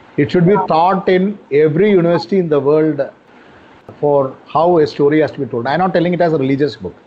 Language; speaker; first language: English; non-native, local second language; Malayalam